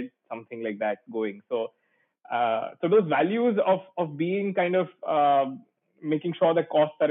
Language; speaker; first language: English; non-native, local second language; Gujarati